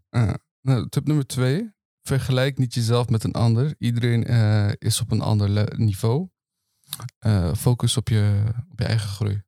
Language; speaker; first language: Dutch; early bilingual, other home language; Turkish